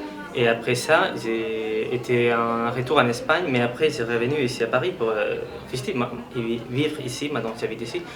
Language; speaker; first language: French; non-native, learner; Spanish